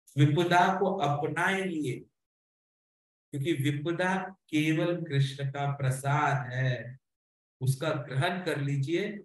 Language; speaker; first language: Hindi; non-native, local second language; Marathi